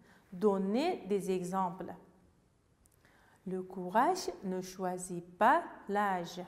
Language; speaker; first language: French; non-native, fluent; Uzbek